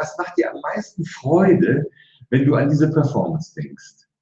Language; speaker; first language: German; native; German